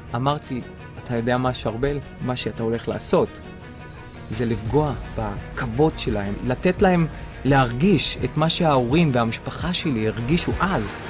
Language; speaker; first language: Hebrew; non-native, local second language; Arabic